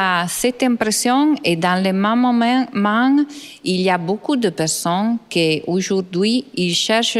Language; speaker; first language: French; non-native, fluent; Italian